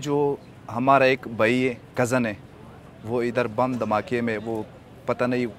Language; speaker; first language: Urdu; non-native, local second language; Pashto